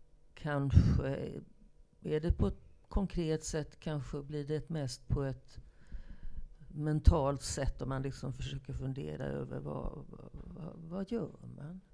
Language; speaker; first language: Swedish; native; Swedish